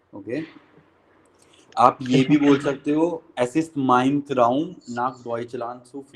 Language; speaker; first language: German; non-native, fluent; Hindi